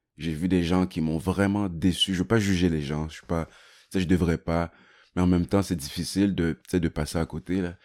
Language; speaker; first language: French; native; French